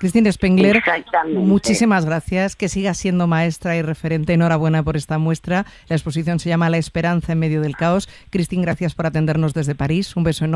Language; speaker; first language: Spanish; native; Spanish